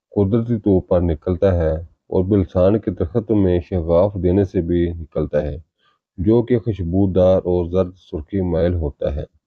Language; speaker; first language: Urdu; native; Urdu